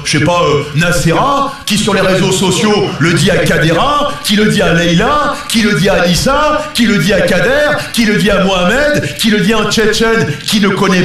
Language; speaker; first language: French; native; French